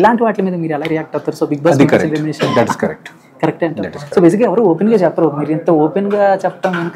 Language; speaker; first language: Telugu; native; Telugu